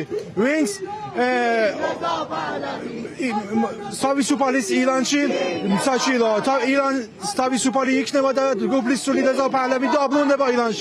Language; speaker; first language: Georgian; non-native, learner; Persian